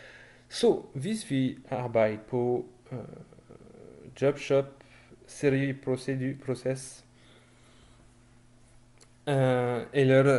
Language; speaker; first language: Norwegian; non-native, fluent; French